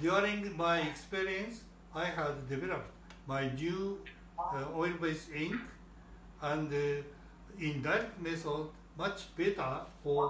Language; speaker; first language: English; non-native, learner; Japanese